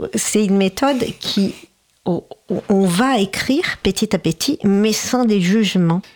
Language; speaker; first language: French; non-native, fluent; Portuguese